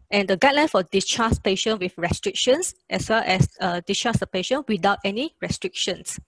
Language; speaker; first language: English; non-native, local second language; Chinese